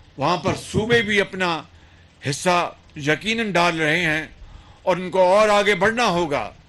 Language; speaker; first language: Urdu; non-native, local second language; Punjabi